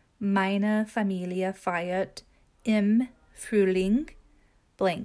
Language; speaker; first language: German; non-native, fluent; English